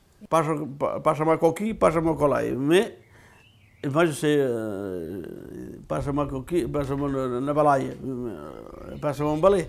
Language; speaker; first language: French; non-native, fluent; Portuguese